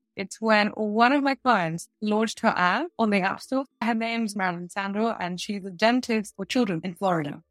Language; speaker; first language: English; early bilingual, other home language; Russian